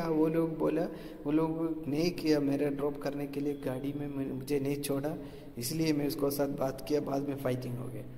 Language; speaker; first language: Hindi; non-native, local second language; Malayalam